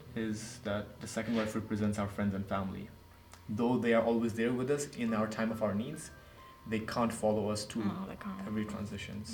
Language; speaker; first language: English; non-native, local second language; Nepali